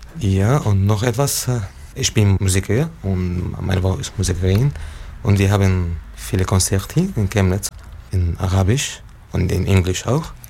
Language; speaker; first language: German; non-native, learner; Arabic